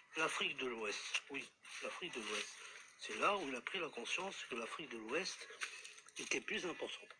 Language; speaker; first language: French; non-native, local second language; Arabic